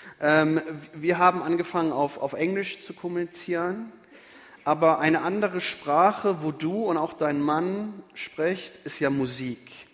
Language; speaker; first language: German; native; German